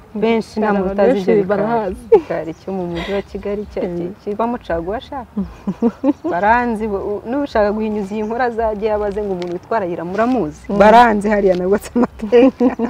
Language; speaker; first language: Kinyarwanda; early bilingual, other home language; Rundi